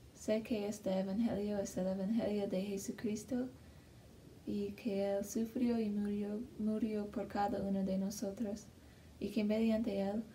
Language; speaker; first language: Spanish; non-native, learner; English